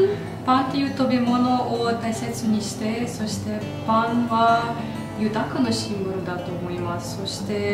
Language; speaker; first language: Japanese; non-native, learner; Russian